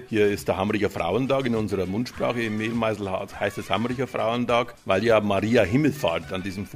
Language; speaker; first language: German; native; German